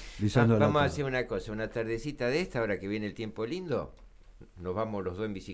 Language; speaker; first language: Spanish; native; Spanish